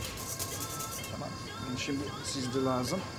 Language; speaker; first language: Turkish; non-native, learner; English